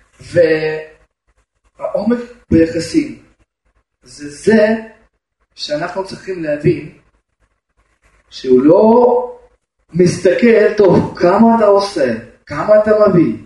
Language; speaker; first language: Hebrew; non-native, fluent; Russian